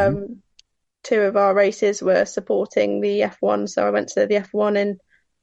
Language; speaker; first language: English; native; English